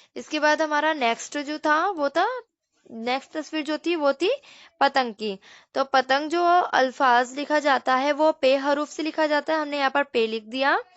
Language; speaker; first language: Hindi; native; Hindi